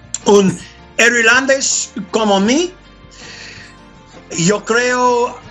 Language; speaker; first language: Spanish; non-native, learner; English